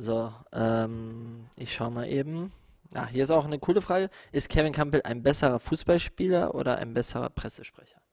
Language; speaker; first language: German; native; German